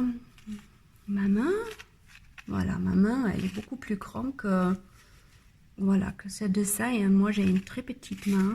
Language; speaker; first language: French; non-native, learner; German